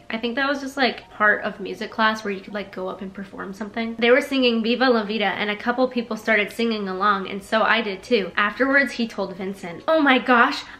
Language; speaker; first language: English; native; English